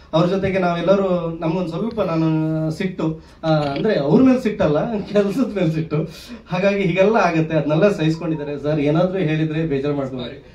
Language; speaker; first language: Kannada; native; Kannada